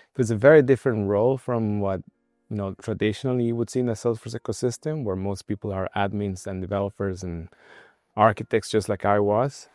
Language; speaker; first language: English; non-native, fluent; Spanish